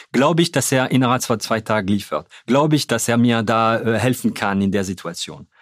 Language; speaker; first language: German; non-native, fluent; French